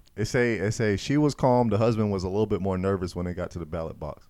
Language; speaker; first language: English; native; English